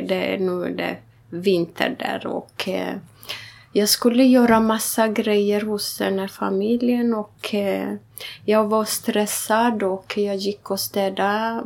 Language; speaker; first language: Swedish; non-native, fluent; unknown